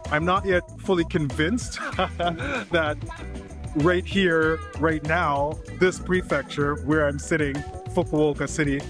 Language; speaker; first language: English; native; English